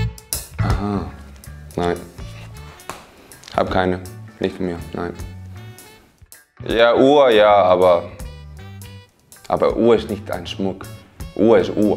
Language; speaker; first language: German; non-native, learner; Icelandic